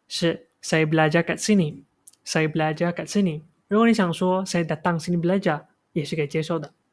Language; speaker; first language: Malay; non-native, local second language; Chinese